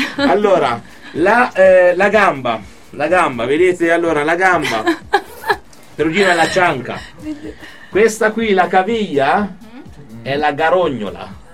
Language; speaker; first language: Italian; native; Italian